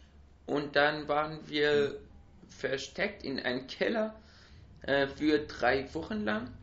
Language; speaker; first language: German; non-native, learner; Persian